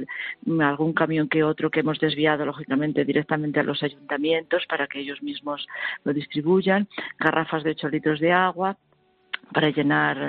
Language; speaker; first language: Spanish; native; Spanish